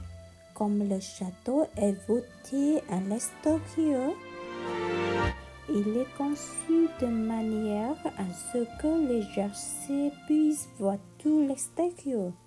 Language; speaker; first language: French; non-native, learner; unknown